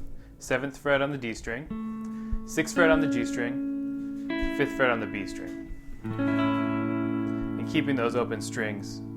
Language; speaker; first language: English; native; English